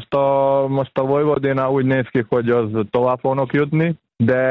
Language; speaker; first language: Hungarian; non-native, fluent; Serbian